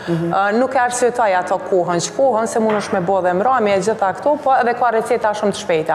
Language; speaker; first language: Albanian; native; Albanian